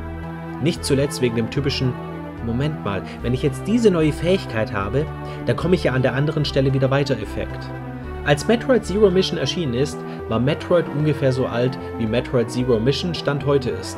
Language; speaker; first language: German; native; German